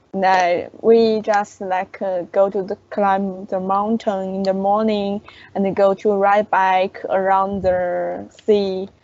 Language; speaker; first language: English; non-native, learner; Chinese